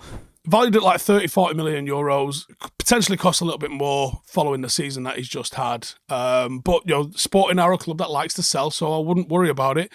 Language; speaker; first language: English; native; English